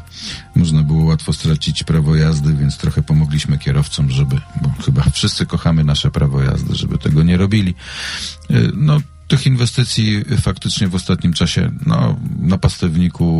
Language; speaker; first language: Polish; native; Polish